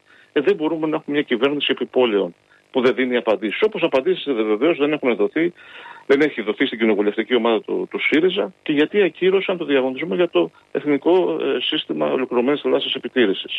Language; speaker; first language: Greek; native; Greek